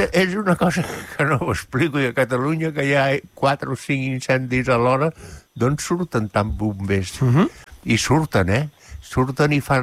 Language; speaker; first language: Catalan; native; Catalan